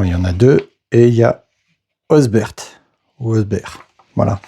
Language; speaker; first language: French; native; French